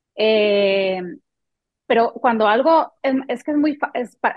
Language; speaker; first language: Spanish; early bilingual, other home language; French